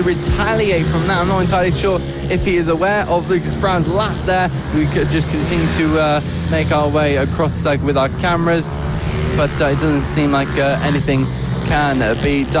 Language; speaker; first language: English; native; English